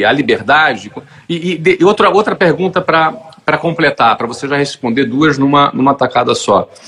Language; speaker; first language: Portuguese; native; Portuguese